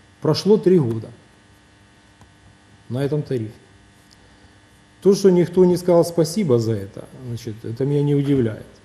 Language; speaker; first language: Russian; native; Russian